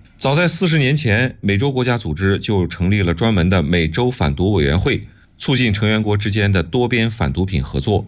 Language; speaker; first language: Chinese; native; Chinese